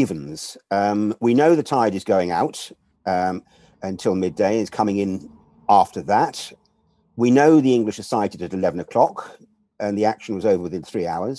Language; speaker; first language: English; native; English